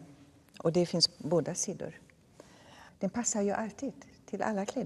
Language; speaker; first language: Swedish; non-native, fluent; German